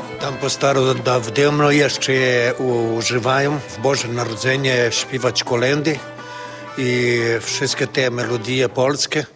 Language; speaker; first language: Polish; early bilingual, heritage; Polish